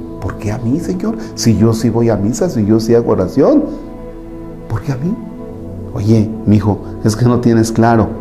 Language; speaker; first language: Spanish; native; Spanish